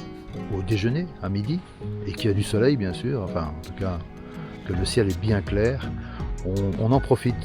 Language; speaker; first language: French; native; French